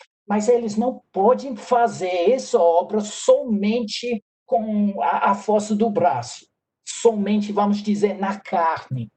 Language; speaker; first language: Portuguese; non-native, fluent; English